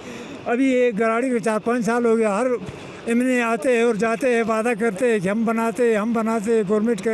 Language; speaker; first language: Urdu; non-native, local second language; Shina